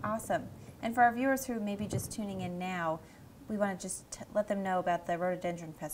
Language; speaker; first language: English; native; English